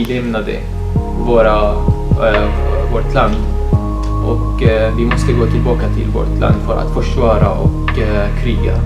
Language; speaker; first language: Swedish; non-native, fluent; Arabic